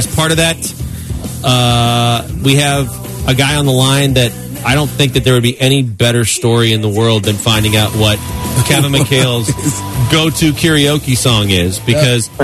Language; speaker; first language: English; native; English